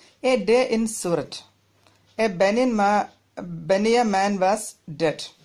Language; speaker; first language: English; non-native, local second language; Malayalam